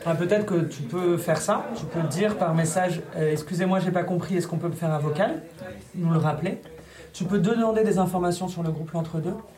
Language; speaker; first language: French; native; French